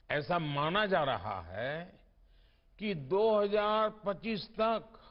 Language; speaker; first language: Hindi; non-native, local second language; Gujarati